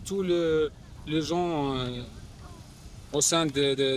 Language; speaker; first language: French; non-native, learner; Arabic